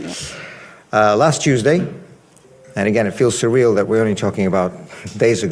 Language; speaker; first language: English; non-native, fluent; Russian